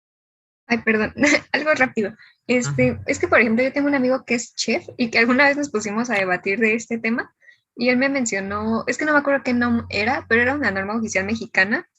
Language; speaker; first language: Spanish; native; Spanish